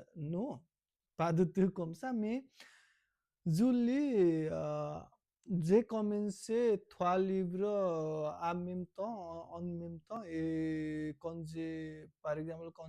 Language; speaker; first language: French; non-native, learner; Nepali